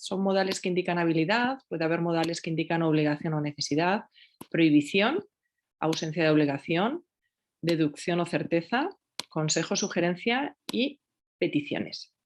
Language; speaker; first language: Spanish; native; Spanish